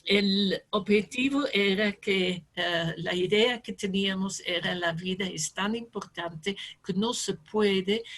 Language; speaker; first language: Spanish; non-native, fluent; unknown